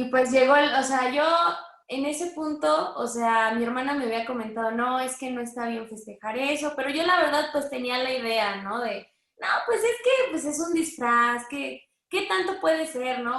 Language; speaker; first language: Spanish; native; Spanish